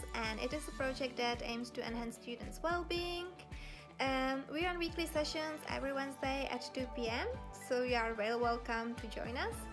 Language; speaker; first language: English; non-native, fluent; Czech